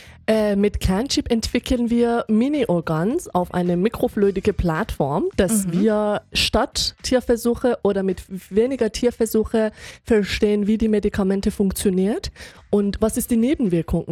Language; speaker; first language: German; non-native, fluent; Persian